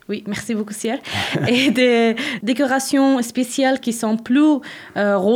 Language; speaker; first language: French; non-native, learner; Persian